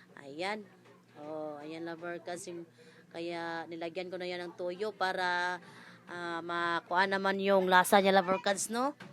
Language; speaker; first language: Filipino; non-native, local second language; Cebuano